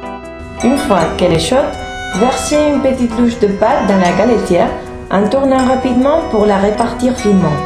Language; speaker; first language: French; non-native, learner; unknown